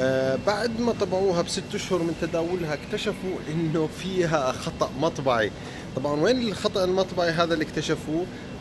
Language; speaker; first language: Arabic; native; Arabic